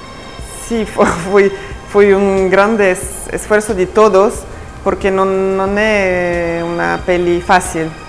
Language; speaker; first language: Spanish; non-native, fluent; Italian